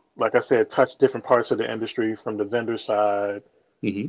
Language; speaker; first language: English; native; English